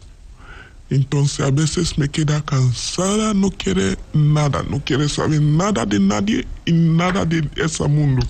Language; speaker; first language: Spanish; non-native, learner; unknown